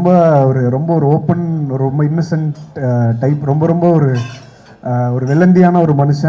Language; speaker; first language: Tamil; native; Tamil